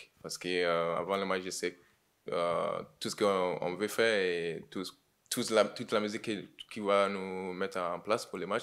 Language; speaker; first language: French; non-native, learner; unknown